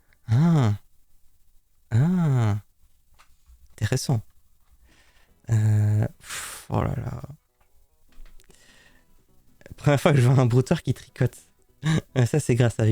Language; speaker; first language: French; native; French